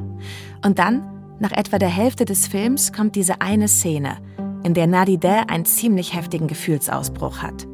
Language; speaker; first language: German; native; German